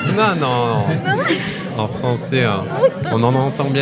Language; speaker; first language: French; native; French